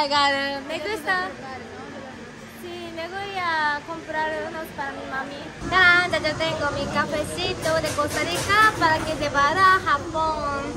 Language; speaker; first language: Spanish; non-native, learner; Japanese